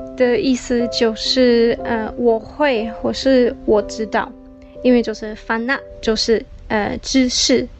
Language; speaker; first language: Chinese; non-native, fluent; German